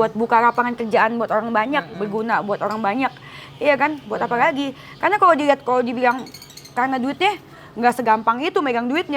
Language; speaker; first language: Indonesian; native; Indonesian